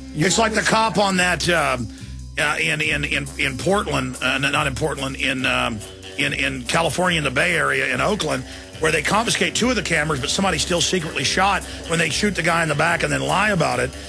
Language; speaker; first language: English; native; English